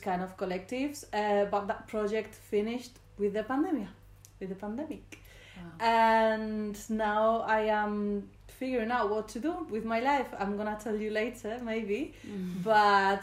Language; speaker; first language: English; non-native, fluent; Spanish